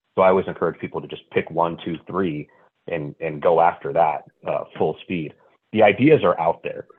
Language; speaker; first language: English; native; English